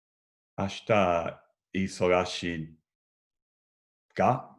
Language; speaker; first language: Japanese; non-native, learner; English